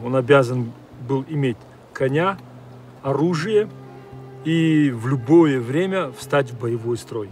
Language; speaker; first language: Russian; native; Russian